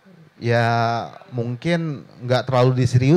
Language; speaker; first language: Indonesian; native; Indonesian